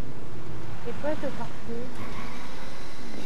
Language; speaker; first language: French; non-native, local second language; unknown